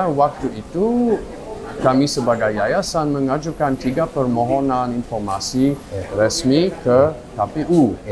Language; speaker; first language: Indonesian; non-native, fluent; Luxembourgish